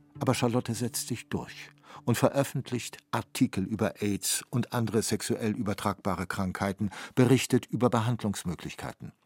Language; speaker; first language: German; native; German